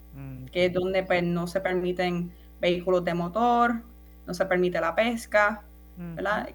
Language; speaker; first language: Spanish; native; Spanish